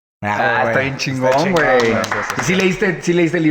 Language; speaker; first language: Spanish; native; Spanish